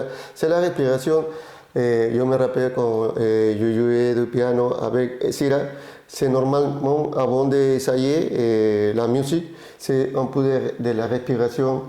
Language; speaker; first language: French; non-native, learner; Spanish